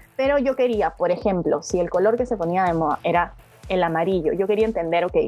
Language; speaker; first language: Spanish; native; Spanish